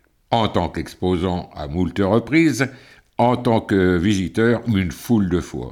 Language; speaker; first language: French; native; French